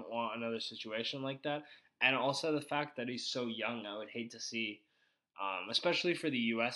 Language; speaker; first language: English; native; English